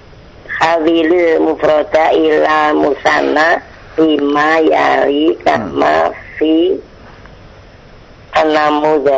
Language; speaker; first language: Arabic; non-native, learner; Indonesian